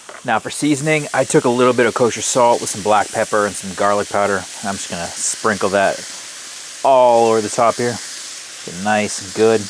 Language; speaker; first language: English; native; English